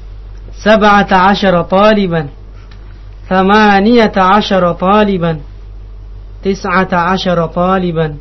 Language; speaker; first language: Arabic; non-native, learner; Indonesian